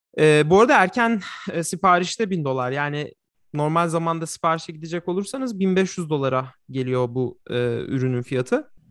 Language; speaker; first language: Turkish; native; Turkish